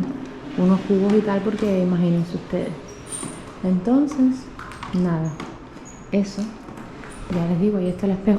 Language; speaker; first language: Spanish; native; Spanish